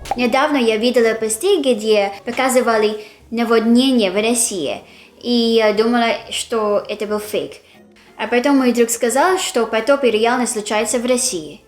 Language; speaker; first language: Russian; non-native, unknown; Filipino